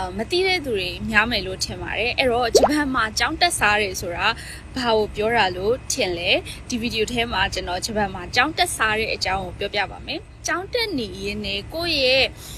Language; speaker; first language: Burmese; native; Burmese